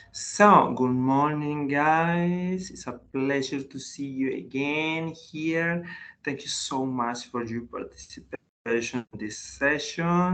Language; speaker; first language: English; non-native, learner; Spanish